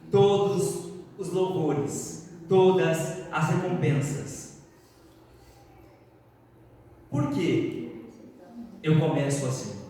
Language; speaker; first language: Portuguese; native; Portuguese